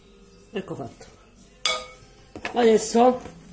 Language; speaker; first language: Italian; native; Italian